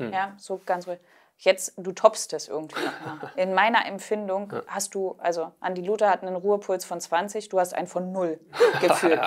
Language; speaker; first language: German; native; German